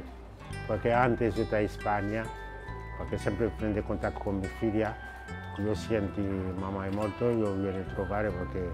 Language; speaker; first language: Italian; non-native, learner; Haitian Creole